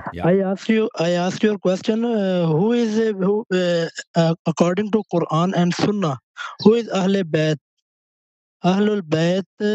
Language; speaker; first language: English; non-native, local second language; Punjabi